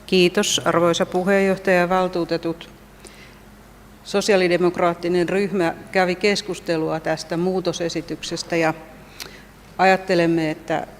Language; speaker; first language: Finnish; native; Finnish